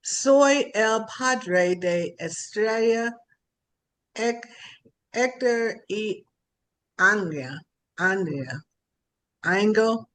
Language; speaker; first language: Spanish; non-native, learner; English